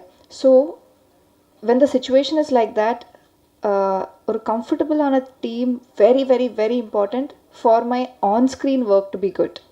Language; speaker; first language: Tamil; non-native, learner; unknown